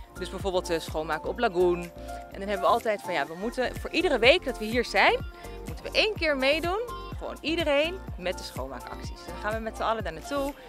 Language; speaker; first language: Dutch; native; Dutch